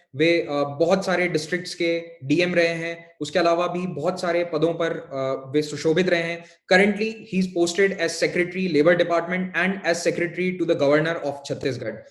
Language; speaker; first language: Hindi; native; Hindi